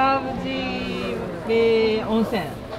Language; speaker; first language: Polish; non-native, learner; Japanese